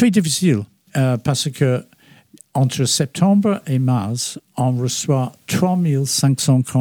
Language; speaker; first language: French; non-native, fluent; English